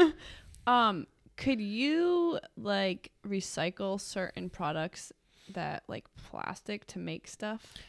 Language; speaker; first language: English; native; English